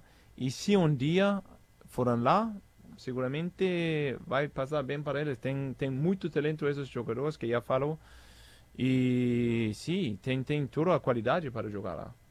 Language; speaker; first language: Portuguese; non-native, fluent; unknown